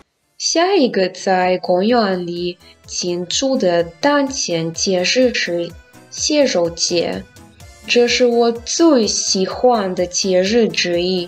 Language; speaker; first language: Chinese; non-native, learner; Russian